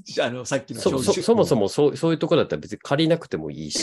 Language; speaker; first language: Japanese; native; Japanese